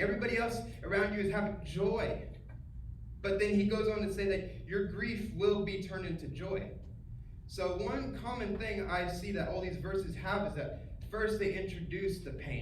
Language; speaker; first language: English; native; English